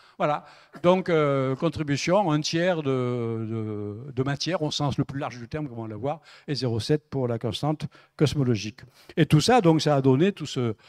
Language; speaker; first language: French; native; French